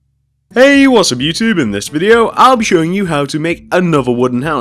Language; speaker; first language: English; native; English